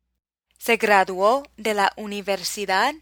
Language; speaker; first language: Spanish; non-native, fluent; English